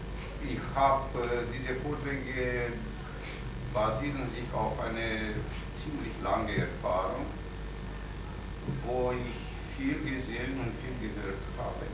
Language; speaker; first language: German; non-native, fluent; Romanian